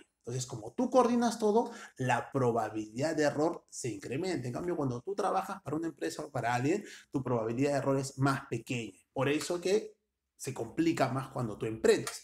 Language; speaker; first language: Spanish; native; Spanish